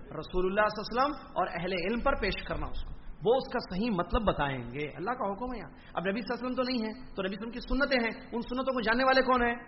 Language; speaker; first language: Urdu; native; Urdu